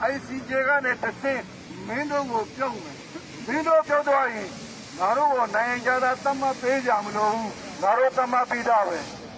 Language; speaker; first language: Burmese; non-native, local second language; Rohingya